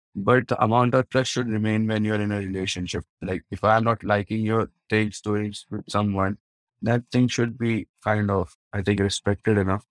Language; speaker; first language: English; non-native, local second language; Hindi